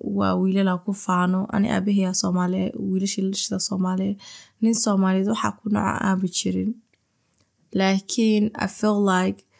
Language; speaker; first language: Somali; early bilingual, heritage; Somali